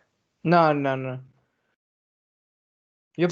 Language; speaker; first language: Spanish; native; Spanish